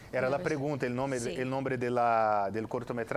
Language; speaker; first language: Spanish; non-native, fluent; Portuguese